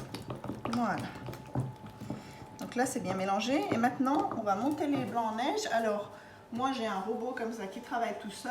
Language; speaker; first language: French; native; French